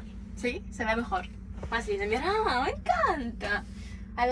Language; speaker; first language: Spanish; non-native, learner; Ukrainian